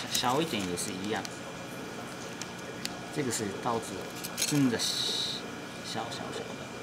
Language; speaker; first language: Chinese; non-native, learner; Japanese